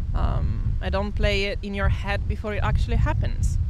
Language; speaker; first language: English; non-native, fluent; Italian